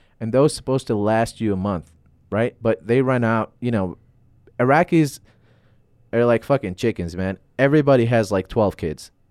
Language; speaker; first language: English; non-native, fluent; Arabic